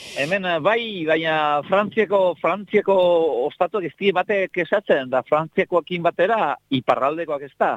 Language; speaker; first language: Basque; native; Basque